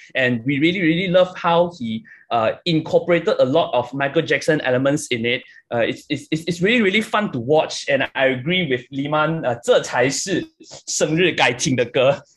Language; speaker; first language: English; non-native, local second language; Chinese